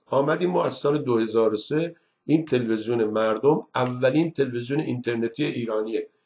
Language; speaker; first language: Persian; native; Persian